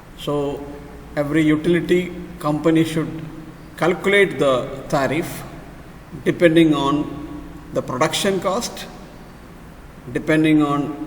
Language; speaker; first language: English; non-native, local second language; Malayalam